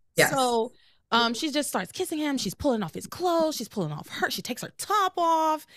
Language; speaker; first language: English; native; English